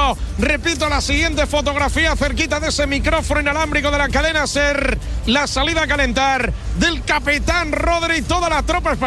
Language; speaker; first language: Spanish; native; Spanish